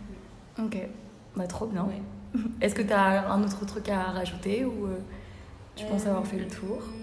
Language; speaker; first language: French; native; French